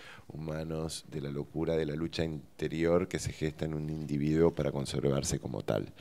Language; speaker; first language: Spanish; native; Spanish